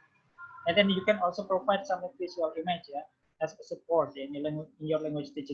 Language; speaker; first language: English; non-native, fluent; Indonesian